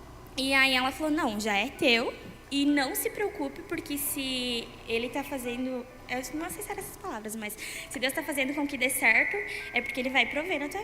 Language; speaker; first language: Portuguese; native; Portuguese